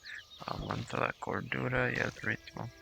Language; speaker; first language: Spanish; non-native, learner; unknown